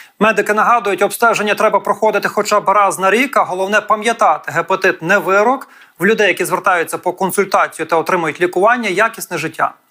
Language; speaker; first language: Ukrainian; native; Ukrainian